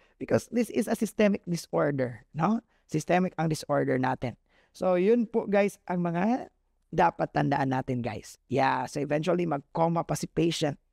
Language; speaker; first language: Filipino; non-native, local second language; Cebuano